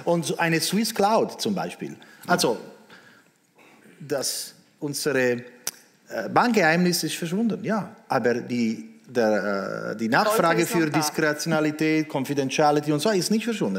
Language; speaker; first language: German; non-native, local second language; Italian